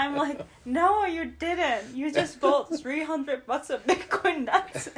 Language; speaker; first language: English; non-native, fluent; Japanese